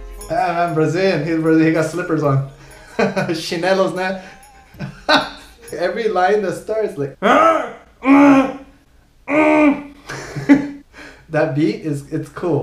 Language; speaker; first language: English; native; English